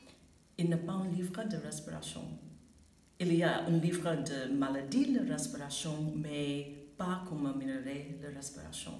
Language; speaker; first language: French; non-native, fluent; English